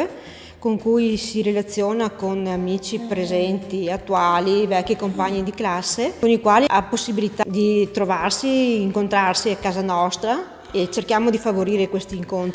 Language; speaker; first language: Italian; native; Italian